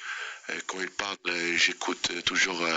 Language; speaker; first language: French; non-native, fluent; Danish